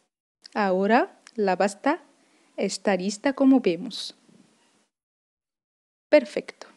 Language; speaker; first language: Spanish; non-native, fluent; Arabic